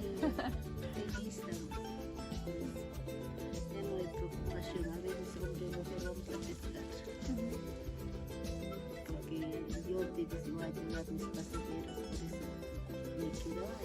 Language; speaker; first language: Spanish; non-native, local second language; Aymara